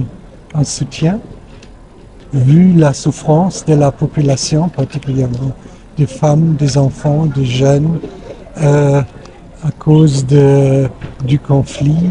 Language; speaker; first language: French; non-native, fluent; German